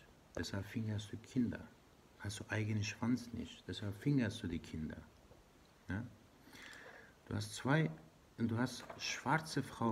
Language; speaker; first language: German; non-native, learner; Persian